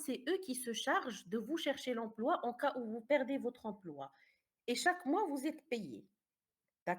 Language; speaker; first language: French; non-native, fluent; Arabic